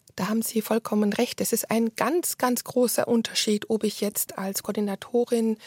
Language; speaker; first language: German; native; German